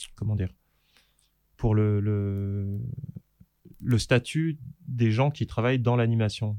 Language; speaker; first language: French; native; French